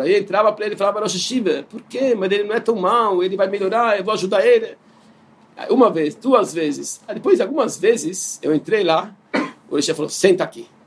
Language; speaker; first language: Portuguese; non-native, fluent; Hebrew